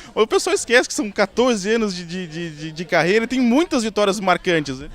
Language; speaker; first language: Portuguese; native; Portuguese